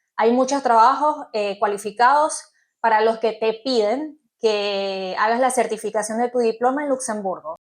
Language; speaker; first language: Spanish; native; Spanish